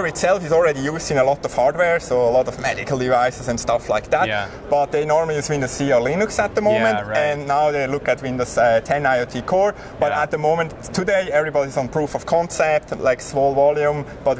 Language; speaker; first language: English; non-native, fluent; German